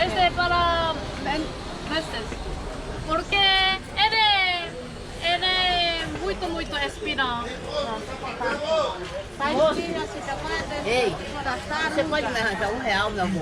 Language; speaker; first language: Portuguese; non-native, learner; Turkish